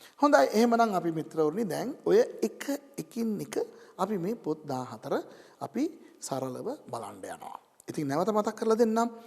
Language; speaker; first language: Sinhala; non-native, local second language; Tamil